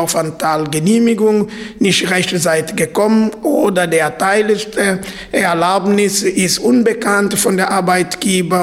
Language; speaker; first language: German; non-native, fluent; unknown